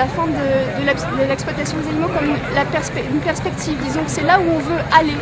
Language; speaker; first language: French; native; French